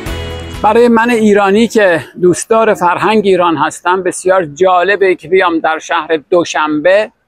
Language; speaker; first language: Persian; native; Persian